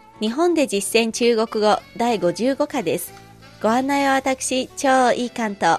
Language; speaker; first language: Japanese; non-native, fluent; Chinese